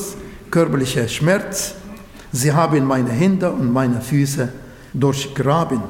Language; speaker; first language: German; non-native, fluent; Arabic